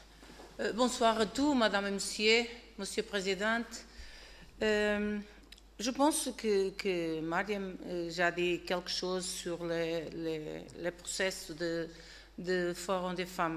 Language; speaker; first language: French; non-native, learner; Portuguese